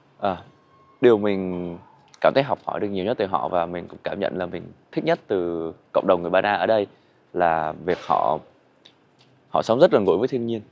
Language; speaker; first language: Vietnamese; native; Vietnamese